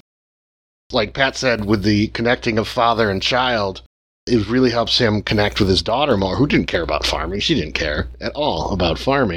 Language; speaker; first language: English; native; English